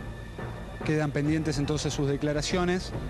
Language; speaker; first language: Spanish; native; Spanish